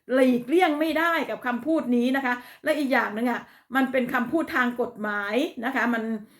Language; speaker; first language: Thai; native; Thai